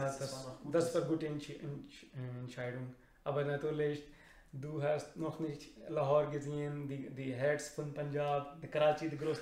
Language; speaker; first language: German; non-native, learner; Urdu